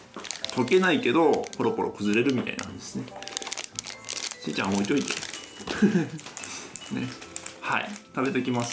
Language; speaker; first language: Japanese; native; Japanese